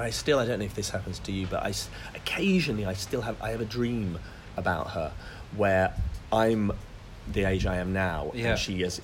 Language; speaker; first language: English; native; English